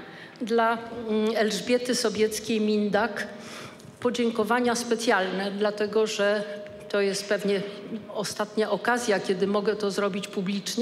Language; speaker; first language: Polish; native; Polish